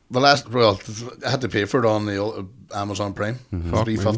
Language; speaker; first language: English; native; English